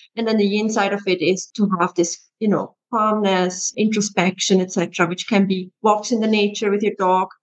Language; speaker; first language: English; non-native, fluent; German